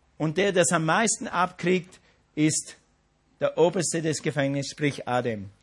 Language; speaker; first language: German; non-native, fluent; English